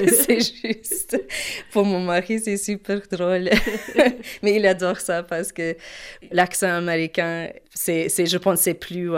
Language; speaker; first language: French; non-native, learner; Ukrainian